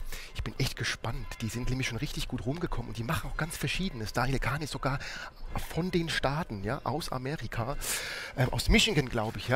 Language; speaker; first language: German; native; German